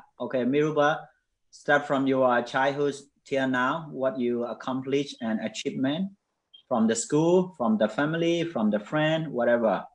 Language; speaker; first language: English; non-native, fluent; Mon